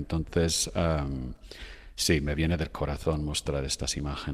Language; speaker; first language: Spanish; non-native, fluent; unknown